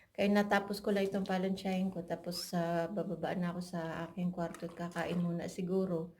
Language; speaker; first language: Filipino; native; Filipino